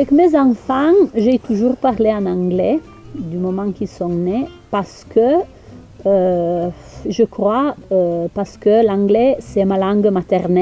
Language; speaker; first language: French; non-native, local second language; English